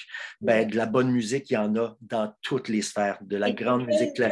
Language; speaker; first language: French; native; French